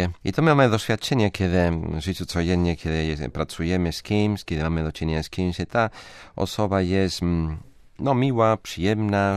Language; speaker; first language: Polish; non-native, fluent; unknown